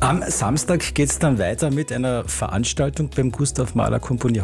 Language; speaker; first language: German; native; German